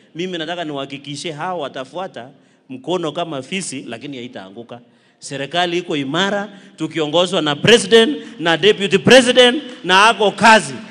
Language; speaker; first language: Swahili; non-native, local second language; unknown